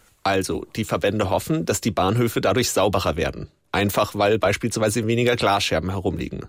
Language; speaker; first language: German; native; German